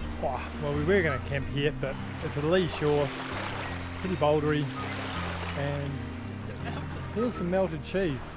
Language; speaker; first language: English; native; English